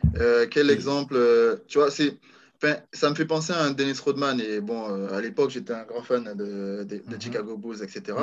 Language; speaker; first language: French; native; French